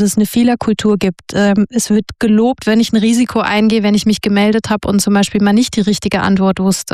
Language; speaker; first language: German; native; German